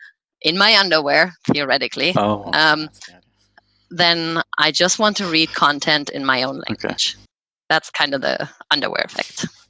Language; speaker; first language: English; non-native, fluent; German